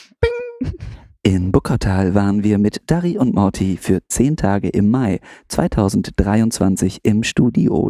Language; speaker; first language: German; native; German